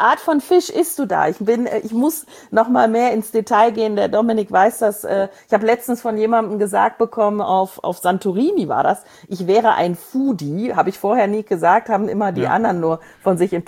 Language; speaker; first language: German; native; German